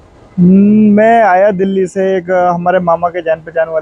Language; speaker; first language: Hindi; native; Hindi